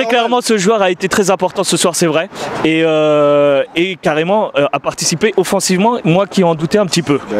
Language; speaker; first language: French; native; French